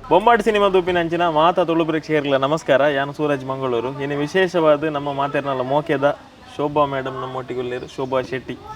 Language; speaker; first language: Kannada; native; Kannada